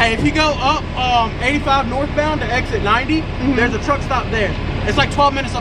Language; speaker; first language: English; native; English